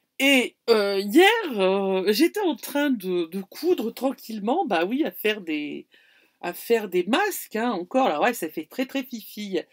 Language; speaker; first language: French; native; French